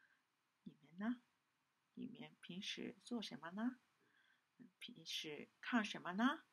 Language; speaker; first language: Chinese; non-native, fluent; Japanese